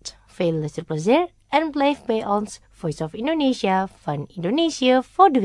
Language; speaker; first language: Dutch; non-native, learner; Indonesian